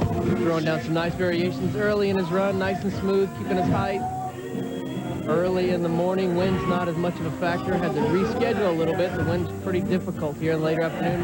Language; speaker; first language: English; native; English